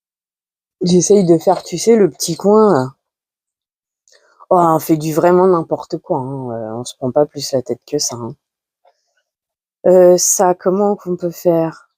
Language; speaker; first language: French; native; French